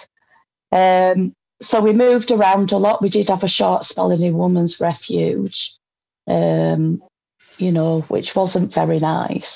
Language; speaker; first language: English; native; English